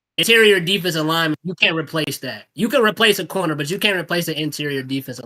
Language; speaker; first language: English; native; English